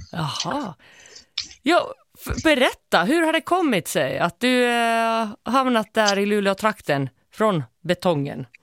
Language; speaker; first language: Swedish; native; Swedish